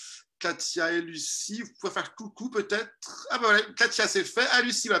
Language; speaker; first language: French; native; French